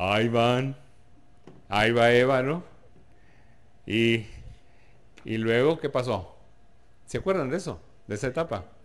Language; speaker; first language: Spanish; native; Spanish